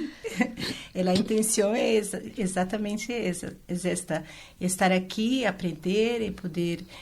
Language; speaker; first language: Spanish; non-native, fluent; Portuguese